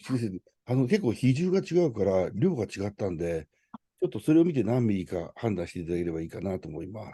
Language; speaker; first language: Japanese; native; Japanese